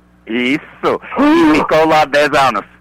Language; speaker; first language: Portuguese; non-native, fluent; English